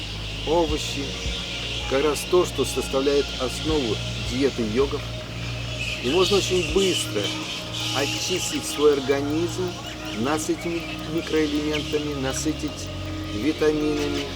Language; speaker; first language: Russian; native; Russian